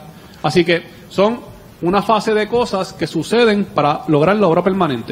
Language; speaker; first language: Spanish; native; Spanish